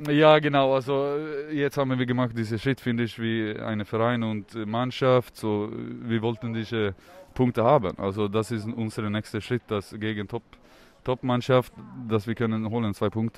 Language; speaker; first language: German; non-native, learner; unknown